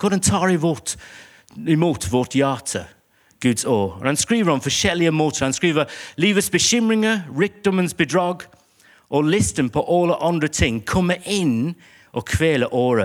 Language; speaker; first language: Norwegian; non-native, fluent; English